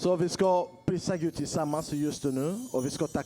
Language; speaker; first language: Swedish; non-native, learner; Lingala